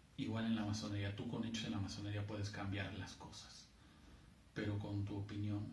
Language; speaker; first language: Spanish; native; Spanish